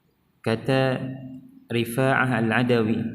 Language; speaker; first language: Arabic; non-native, fluent; Malay